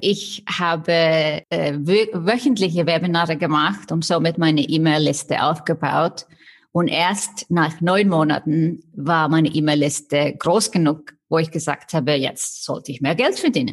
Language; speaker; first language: German; non-native, fluent; Icelandic